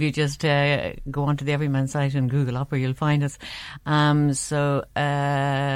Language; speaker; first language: English; native; English